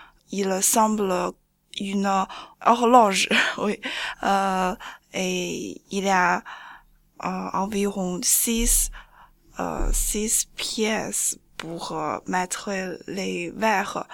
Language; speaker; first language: French; non-native, learner; Chinese